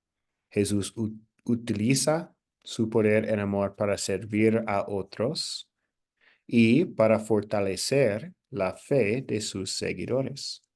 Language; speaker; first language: Spanish; non-native, fluent; English